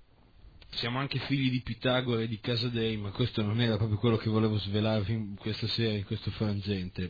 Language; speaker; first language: Italian; native; Italian